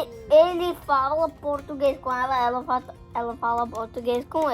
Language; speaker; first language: Portuguese; early bilingual, heritage; Portuguese